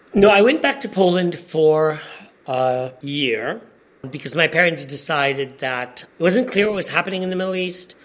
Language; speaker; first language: English; non-native, fluent; Polish